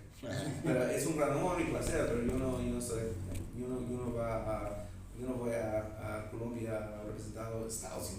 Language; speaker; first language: Spanish; non-native, learner; English